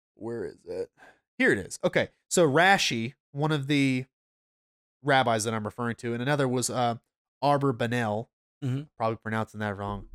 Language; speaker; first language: English; native; English